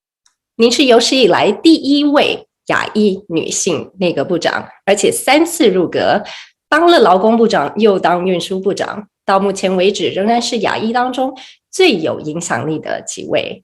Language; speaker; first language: Chinese; native; Chinese